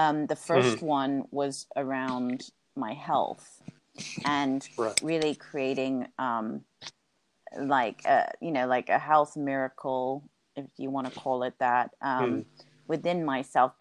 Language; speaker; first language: English; native; English